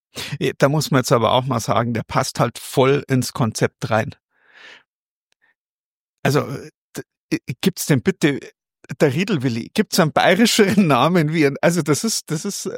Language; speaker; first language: German; native; German